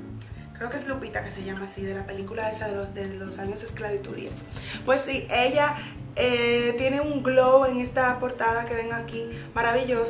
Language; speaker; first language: Spanish; native; Spanish